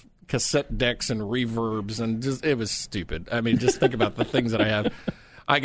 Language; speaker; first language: English; native; English